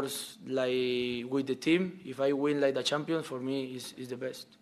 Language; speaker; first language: English; non-native, learner; Spanish